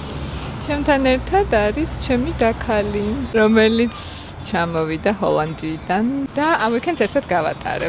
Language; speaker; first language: Georgian; native; Georgian